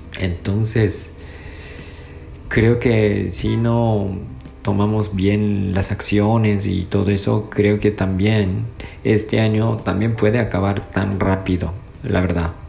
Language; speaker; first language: Spanish; non-native, fluent; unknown